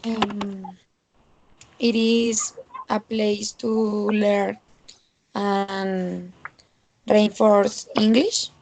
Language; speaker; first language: English; non-native, learner; Spanish